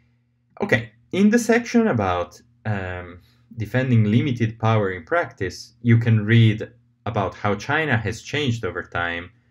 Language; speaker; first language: English; non-native, fluent; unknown